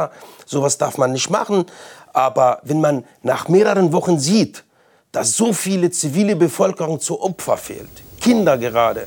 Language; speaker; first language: German; non-native, fluent; Arabic